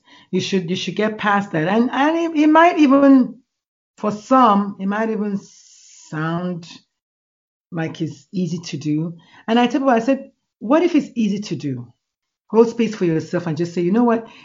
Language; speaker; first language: English; non-native, local second language; Igbo